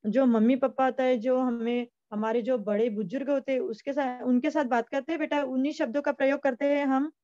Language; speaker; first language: Hindi; non-native, local second language; Marathi